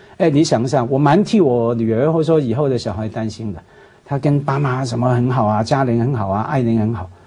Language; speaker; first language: Chinese; non-native, local second language; Cantonese